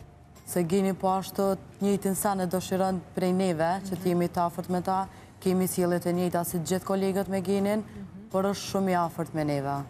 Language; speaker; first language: Albanian; native; Albanian